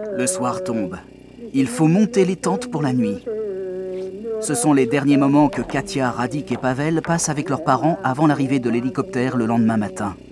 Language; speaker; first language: French; native; French